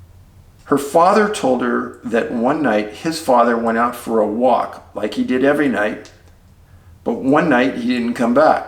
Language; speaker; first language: English; native; English